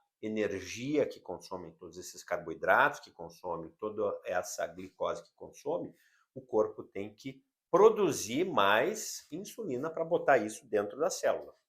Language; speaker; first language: Portuguese; native; Portuguese